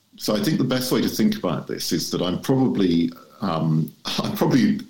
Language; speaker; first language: English; native; English